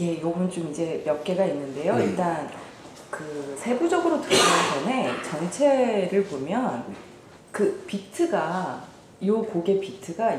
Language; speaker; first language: Korean; native; Korean